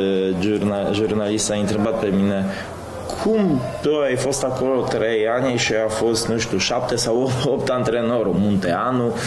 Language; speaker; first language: Romanian; non-native, fluent; Polish